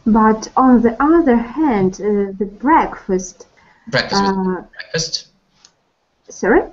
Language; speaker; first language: English; non-native, learner; Russian